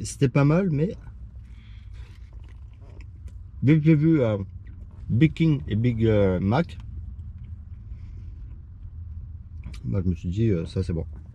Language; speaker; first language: French; native; French